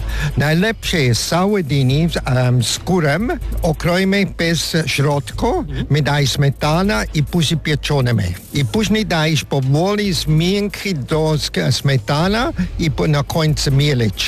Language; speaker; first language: Polish; non-native, learner; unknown